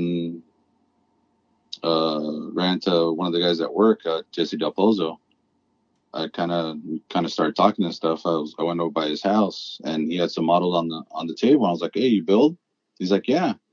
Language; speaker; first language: English; native; English